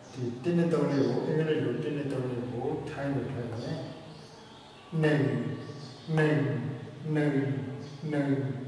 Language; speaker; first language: Burmese; native; Burmese